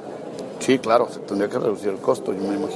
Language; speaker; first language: Spanish; native; Spanish